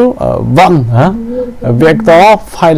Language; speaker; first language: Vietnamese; non-native, learner; Korean